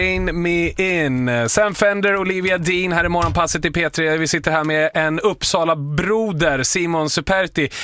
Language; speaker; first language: Swedish; native; Swedish